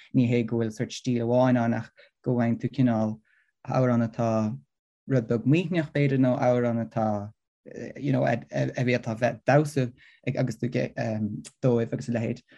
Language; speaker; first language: Irish; non-native, local second language; English